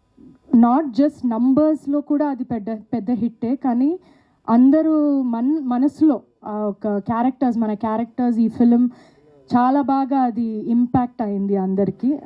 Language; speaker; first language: Telugu; non-native, local second language; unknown